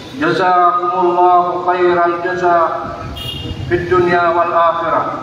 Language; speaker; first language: Arabic; non-native, fluent; Maranao